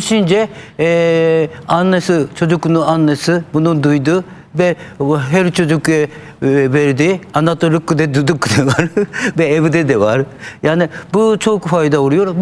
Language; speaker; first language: Turkish; non-native, learner; Japanese